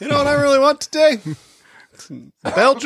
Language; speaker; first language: English; native; English